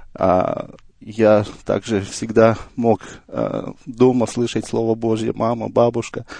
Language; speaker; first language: Russian; native; Russian